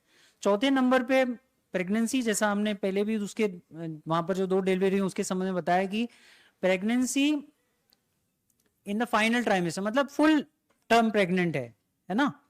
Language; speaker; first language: Hindi; native; Hindi